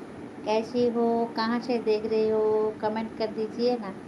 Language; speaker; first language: Hindi; non-native, learner; Bangla